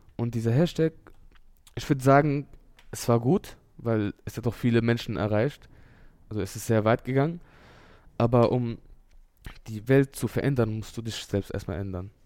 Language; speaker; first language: German; early bilingual, other home language; Urdu